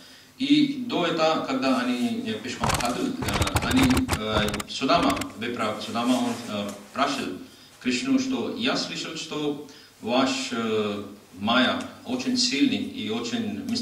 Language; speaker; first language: Russian; non-native, learner; Hindi